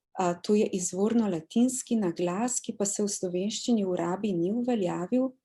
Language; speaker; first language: Slovenian; native; Slovenian